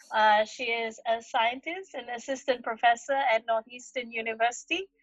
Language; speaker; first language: English; non-native, local second language; Malay